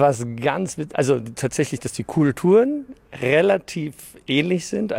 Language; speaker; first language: German; early bilingual, other home language; English